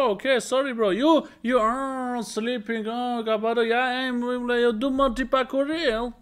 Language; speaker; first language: English; non-native, learner; Russian